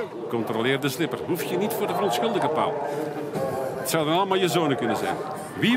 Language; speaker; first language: Dutch; native; Dutch